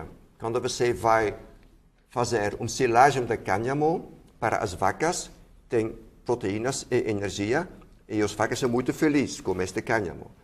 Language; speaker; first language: Portuguese; non-native, fluent; Dutch